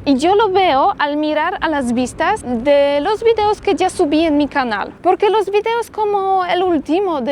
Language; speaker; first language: Spanish; non-native, fluent; Polish